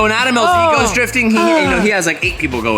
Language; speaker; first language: English; native; English